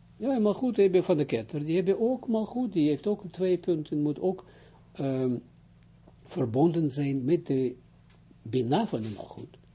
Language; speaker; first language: Dutch; non-native, fluent; Hebrew